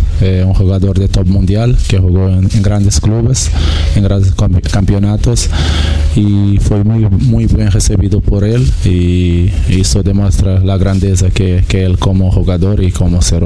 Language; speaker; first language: Spanish; non-native, fluent; Portuguese